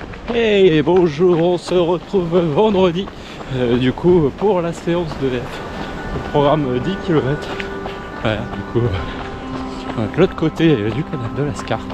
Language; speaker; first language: French; native; French